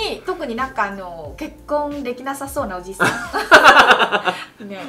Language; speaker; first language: Japanese; non-native, fluent; Vietnamese